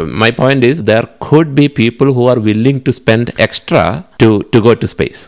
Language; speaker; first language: English; non-native, local second language; Malayalam